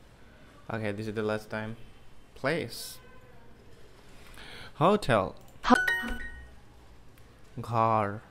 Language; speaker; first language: English; non-native, learner; Bangla